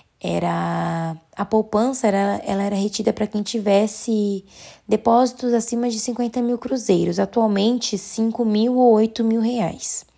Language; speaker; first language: Portuguese; native; Portuguese